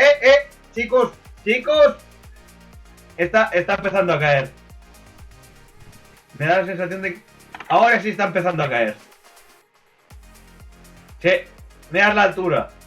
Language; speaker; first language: Spanish; native; Spanish